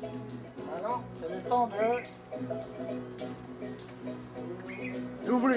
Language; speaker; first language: French; non-native, local second language; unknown